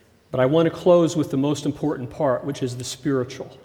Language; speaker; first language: English; early bilingual, other home language; German